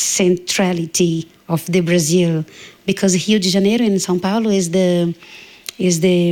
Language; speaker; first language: English; non-native, learner; Portuguese